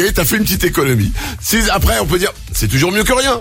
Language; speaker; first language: French; native; French